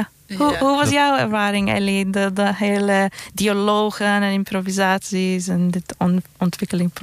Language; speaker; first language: Dutch; non-native, fluent; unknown